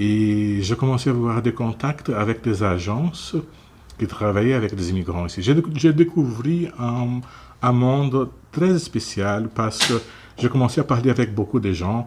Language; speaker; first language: French; non-native, fluent; Portuguese